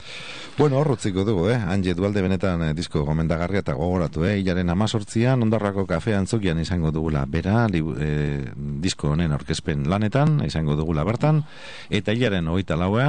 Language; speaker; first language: Basque; native; Basque